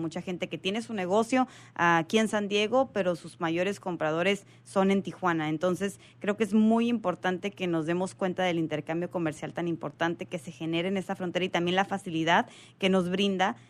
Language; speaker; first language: Spanish; native; Spanish